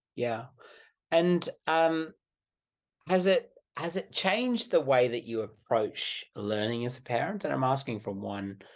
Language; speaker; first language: English; native; English